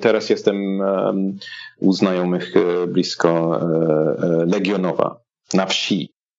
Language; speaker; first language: Polish; non-native, fluent; English